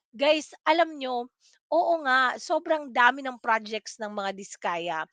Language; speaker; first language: Filipino; non-native, local second language; Cebuano